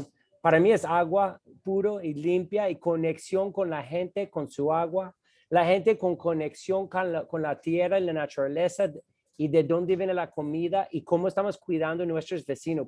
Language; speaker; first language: Spanish; non-native, fluent; English